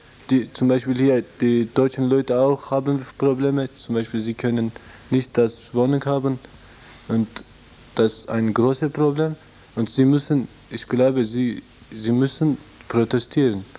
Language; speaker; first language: German; non-native, learner; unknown